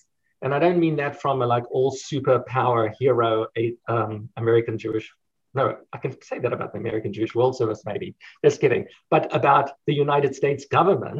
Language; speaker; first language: English; native; English